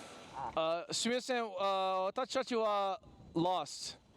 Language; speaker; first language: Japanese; non-native, learner; English